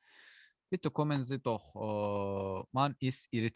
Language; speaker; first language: German; non-native, learner; Azerbaijani